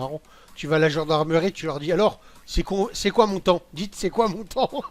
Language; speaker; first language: French; native; French